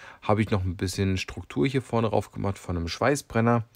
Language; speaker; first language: German; native; German